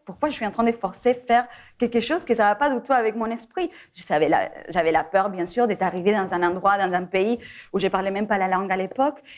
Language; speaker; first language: French; non-native, fluent; Spanish